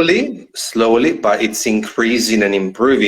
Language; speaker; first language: English; non-native, fluent; Italian